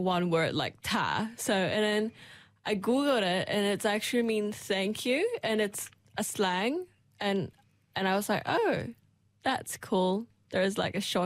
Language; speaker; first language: English; non-native, local second language; Cantonese